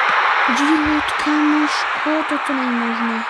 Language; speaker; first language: Slovak; native; Slovak